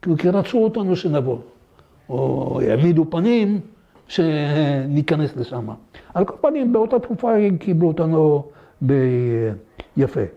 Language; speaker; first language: Hebrew; non-native, fluent; French